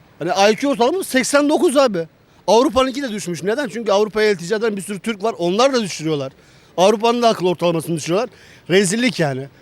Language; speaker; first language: Turkish; native; Turkish